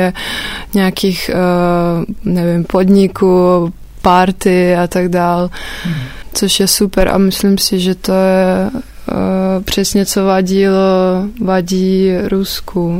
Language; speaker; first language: Czech; non-native, fluent; Russian